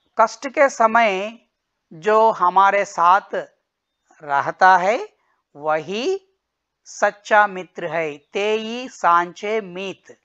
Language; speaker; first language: Hindi; non-native, local second language; Telugu